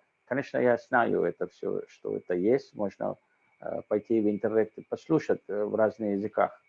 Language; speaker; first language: Russian; non-native, fluent; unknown